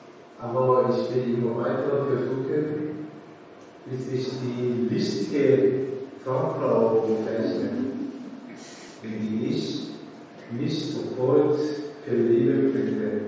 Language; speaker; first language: German; non-native, learner; Korean